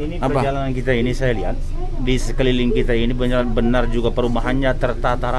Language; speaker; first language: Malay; non-native, local second language; Javanese